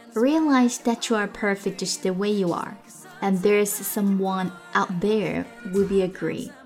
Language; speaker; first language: English; non-native, fluent; Chinese